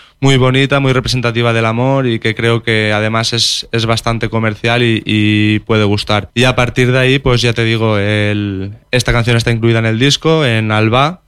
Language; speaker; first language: Spanish; non-native, local second language; Catalan